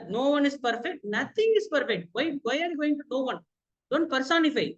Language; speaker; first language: English; non-native, local second language; Tamil